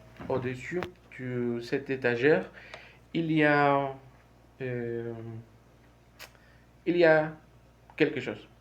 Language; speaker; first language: French; non-native, learner; Spanish